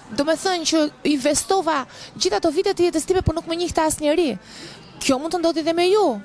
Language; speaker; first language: Albanian; native; Albanian